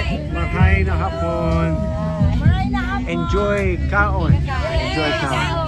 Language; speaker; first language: Filipino; non-native, learner; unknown